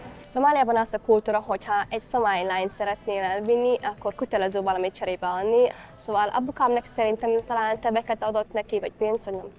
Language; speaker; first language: Hungarian; non-native, fluent; Somali